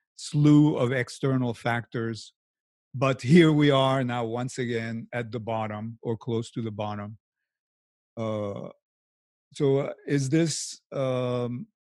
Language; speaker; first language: English; non-native, fluent; Arabic